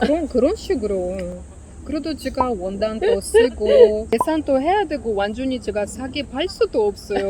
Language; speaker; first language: Korean; non-native, learner; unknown